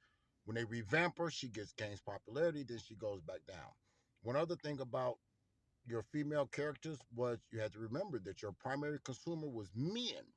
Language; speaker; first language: English; native; English